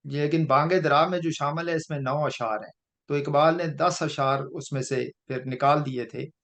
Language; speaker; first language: Urdu; non-native, local second language; Pahari-Potwari